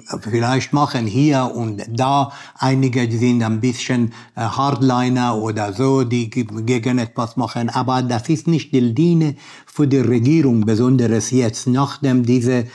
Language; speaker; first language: German; non-native, learner; Persian